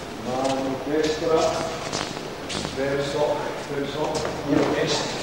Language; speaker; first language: Italian; non-native, learner; Japanese